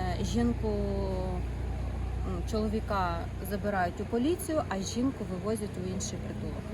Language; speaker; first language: Ukrainian; non-native, local second language; Russian